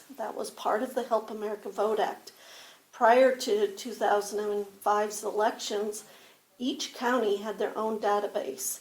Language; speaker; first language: English; native; English